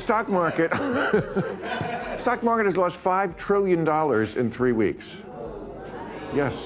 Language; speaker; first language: English; native; English